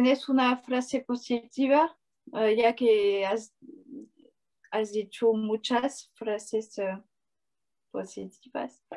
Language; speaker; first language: Spanish; non-native, fluent; French